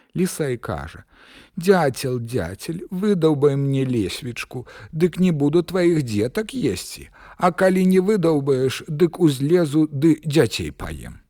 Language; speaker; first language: Belarusian; native; Belarusian